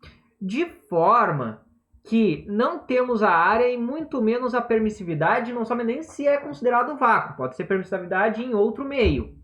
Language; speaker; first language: Portuguese; native; Portuguese